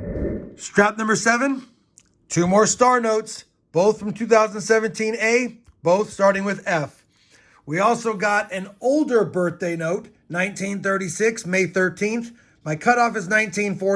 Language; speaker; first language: English; native; English